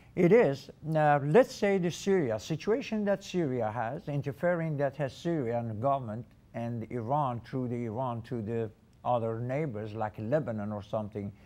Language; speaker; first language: English; non-native, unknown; Persian